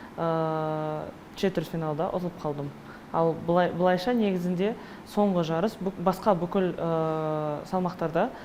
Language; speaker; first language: Kazakh; non-native, local second language; Russian